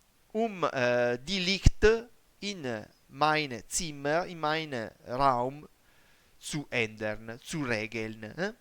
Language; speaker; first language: German; non-native, learner; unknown